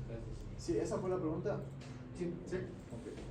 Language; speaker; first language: Spanish; native; Spanish